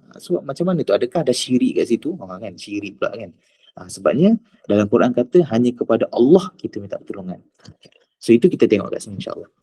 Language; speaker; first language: Malay; native; Malay